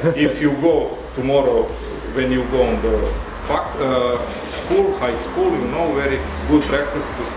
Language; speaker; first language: English; non-native, learner; Serbian